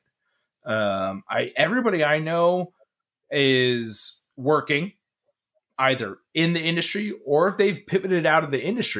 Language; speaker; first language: English; native; English